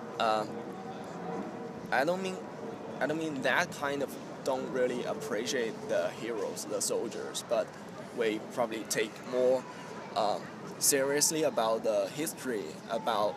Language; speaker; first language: English; non-native, fluent; Chinese